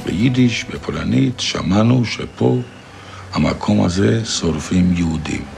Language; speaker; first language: Hebrew; non-native, fluent; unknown